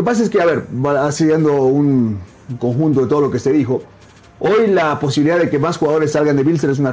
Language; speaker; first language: Spanish; native; Spanish